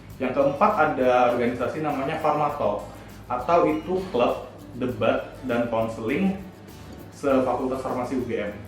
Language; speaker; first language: Indonesian; native; Indonesian